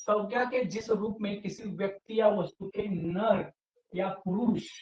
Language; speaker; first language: Hindi; non-native, local second language; Marathi